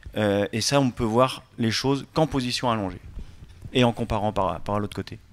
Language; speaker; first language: French; native; French